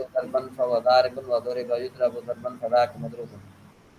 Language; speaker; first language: Arabic; non-native, fluent; Urdu